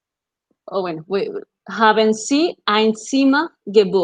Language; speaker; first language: German; non-native, learner; Spanish